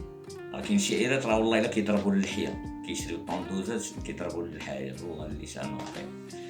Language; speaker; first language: Arabic; native; Arabic